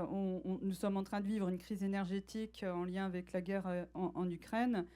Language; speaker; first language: French; native; French